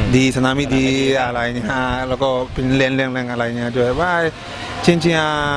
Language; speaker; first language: Thai; non-native, learner; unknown